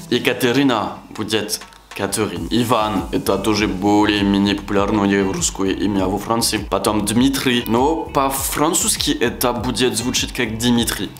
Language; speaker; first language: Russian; non-native, fluent; French